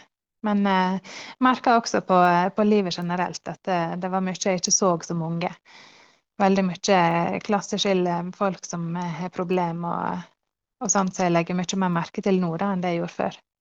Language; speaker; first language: Norwegian; early bilingual, heritage; Norwegian